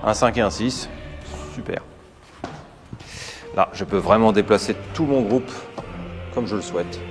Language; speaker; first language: French; native; French